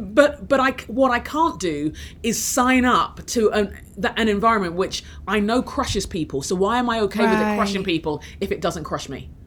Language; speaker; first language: English; early bilingual, other home language; Yoruba